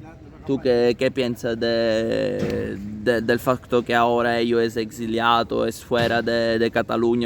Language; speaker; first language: Spanish; non-native, learner; Italian